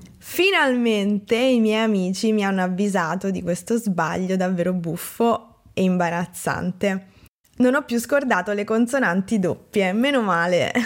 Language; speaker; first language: Italian; native; Italian